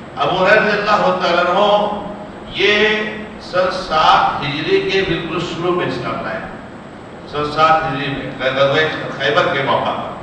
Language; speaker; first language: Urdu; non-native, local second language; Konkani